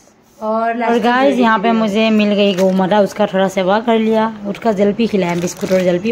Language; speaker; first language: Hindi; non-native, local second language; Assamese